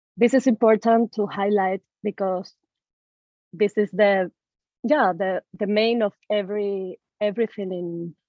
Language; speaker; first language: English; non-native, learner; Spanish